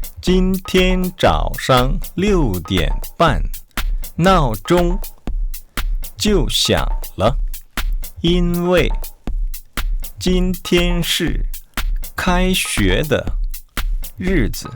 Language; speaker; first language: Chinese; non-native, fluent; Korean